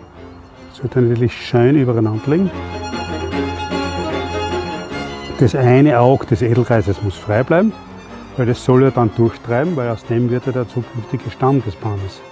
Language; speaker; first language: German; native; German